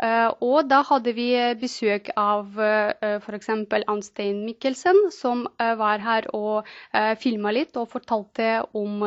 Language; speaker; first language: Norwegian; non-native, fluent; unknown